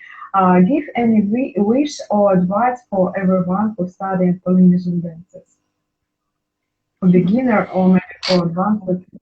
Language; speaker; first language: English; non-native, learner; Russian